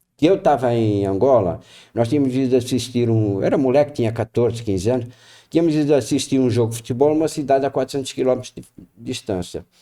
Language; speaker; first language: Portuguese; native; Portuguese